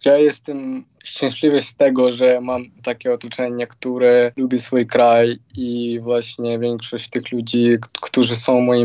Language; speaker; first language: Polish; non-native, fluent; Ukrainian